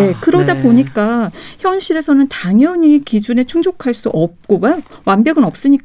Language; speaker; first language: Korean; native; Korean